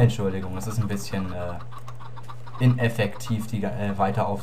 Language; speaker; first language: German; native; German